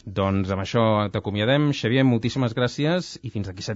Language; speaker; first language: Catalan; native; Catalan